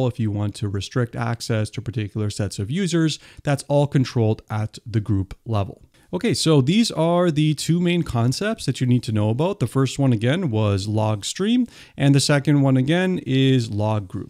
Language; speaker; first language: English; native; English